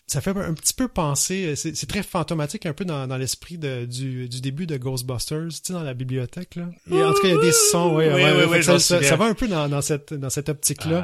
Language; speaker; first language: French; native; French